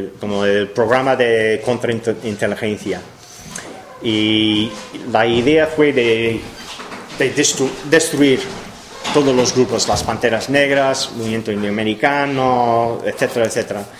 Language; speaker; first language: Spanish; non-native, fluent; English